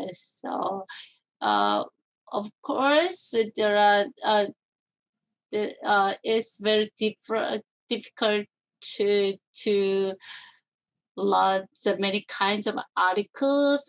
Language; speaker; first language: English; non-native, learner; Korean